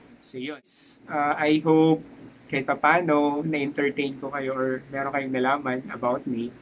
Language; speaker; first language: Filipino; non-native, local second language; Cebuano